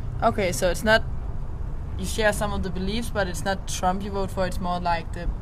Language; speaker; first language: English; non-native, fluent; Danish